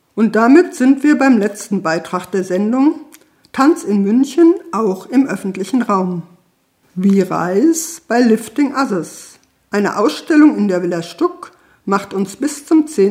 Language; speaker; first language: German; native; German